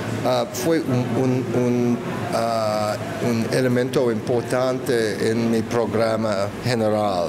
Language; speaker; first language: Spanish; non-native, fluent; English